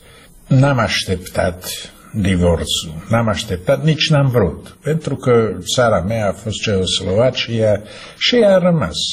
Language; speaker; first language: Romanian; non-native, fluent; Slovak